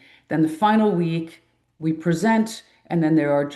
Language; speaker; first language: English; native; English